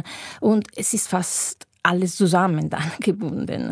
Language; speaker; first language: German; non-native, fluent; Italian